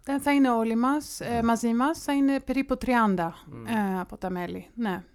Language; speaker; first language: Greek; non-native, fluent; Swedish